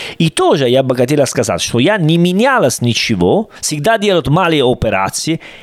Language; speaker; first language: Russian; non-native, learner; Italian